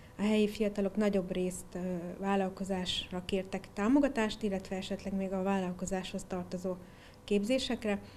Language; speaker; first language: Hungarian; native; Hungarian